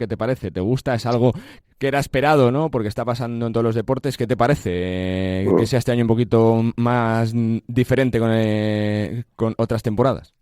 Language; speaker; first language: Spanish; native; Spanish